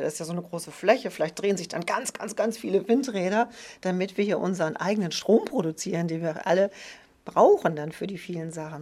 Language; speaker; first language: German; native; German